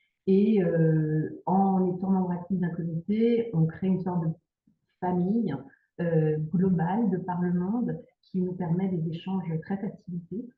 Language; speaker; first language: French; native; French